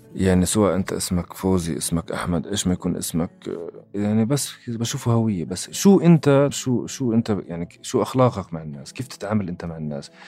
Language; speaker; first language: Arabic; native; Arabic